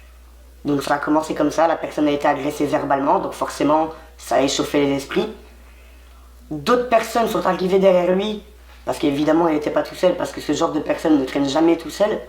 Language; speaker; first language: French; native; French